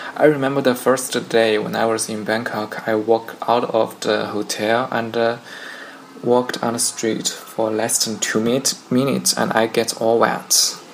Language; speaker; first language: English; non-native, fluent; Chinese